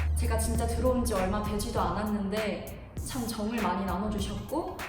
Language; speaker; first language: Korean; native; Korean